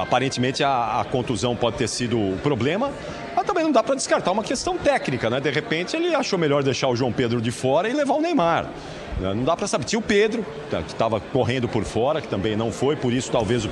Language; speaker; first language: Portuguese; native; Portuguese